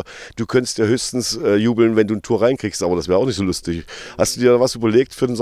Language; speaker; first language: German; native; German